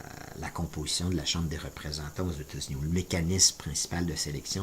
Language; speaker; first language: French; native; French